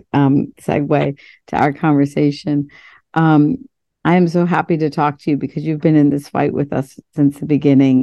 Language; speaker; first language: English; early bilingual, other home language; Urdu